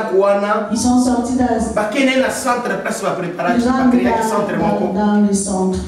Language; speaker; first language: French; non-native, local second language; Lingala